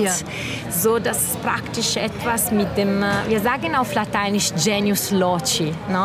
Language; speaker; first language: German; non-native, fluent; Italian